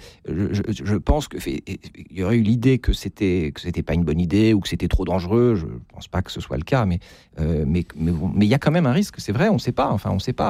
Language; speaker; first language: French; native; French